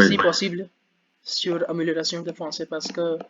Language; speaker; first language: French; non-native, learner; Hindi